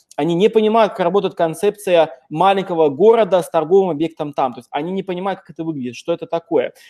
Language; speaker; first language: Russian; native; Russian